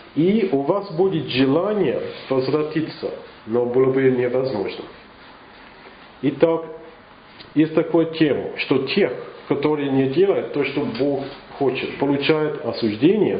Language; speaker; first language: Russian; non-native, learner; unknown